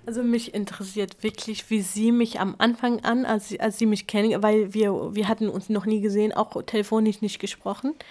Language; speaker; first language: German; non-native, fluent; Kurdish